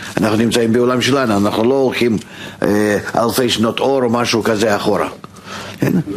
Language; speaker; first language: Hebrew; non-native, fluent; Russian